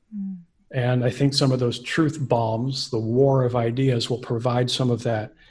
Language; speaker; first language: English; native; English